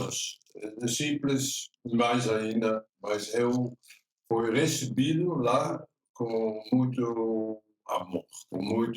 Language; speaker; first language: Portuguese; non-native, fluent; Dutch